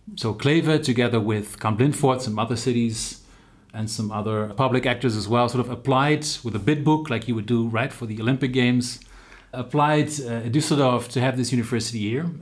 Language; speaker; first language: English; non-native, fluent; Dutch